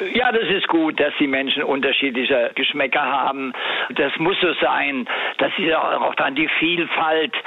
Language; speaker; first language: German; native; German